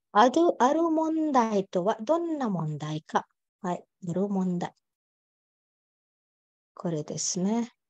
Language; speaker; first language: Japanese; non-native, fluent; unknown